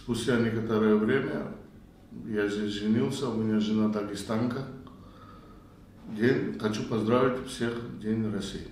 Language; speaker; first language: Russian; non-native, fluent; Georgian